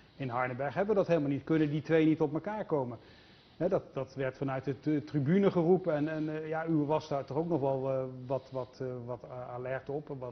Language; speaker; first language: Dutch; native; Dutch